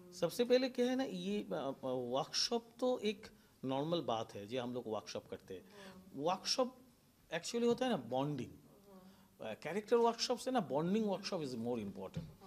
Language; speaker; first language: Hindi; non-native, local second language; Bangla